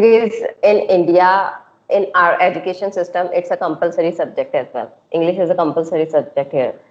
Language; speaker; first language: English; non-native, local second language; Hindi